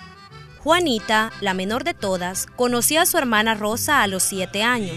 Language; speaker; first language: Spanish; native; Spanish